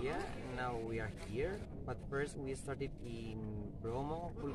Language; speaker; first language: English; non-native, learner; Spanish